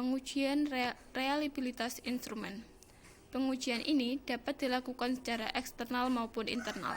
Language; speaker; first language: Indonesian; native; Indonesian